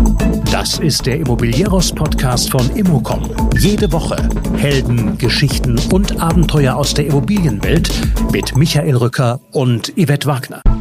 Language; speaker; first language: German; native; German